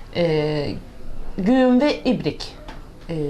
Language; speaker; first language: Turkish; native; Turkish